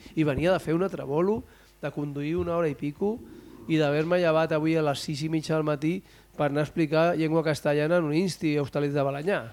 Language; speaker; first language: Catalan; non-native, local second language; Spanish